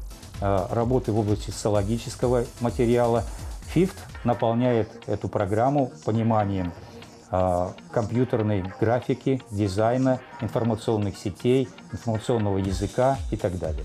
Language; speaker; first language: Russian; native; Russian